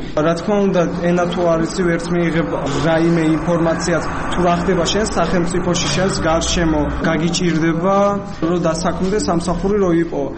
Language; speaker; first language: Georgian; non-native, local second language; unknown